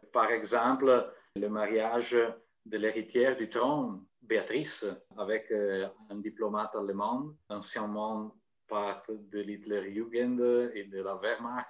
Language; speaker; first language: French; non-native, fluent; Italian